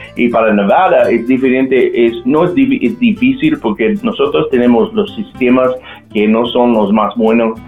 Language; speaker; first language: Spanish; non-native, local second language; English